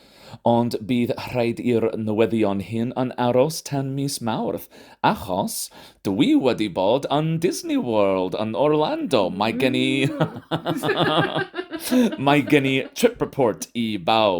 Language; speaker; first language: Welsh; non-native, fluent; English